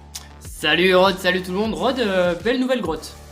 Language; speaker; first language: French; native; French